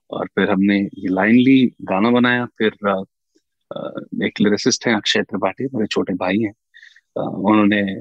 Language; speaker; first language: Hindi; native; Hindi